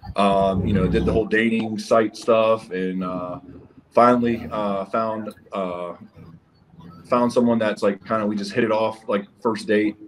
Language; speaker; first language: English; native; English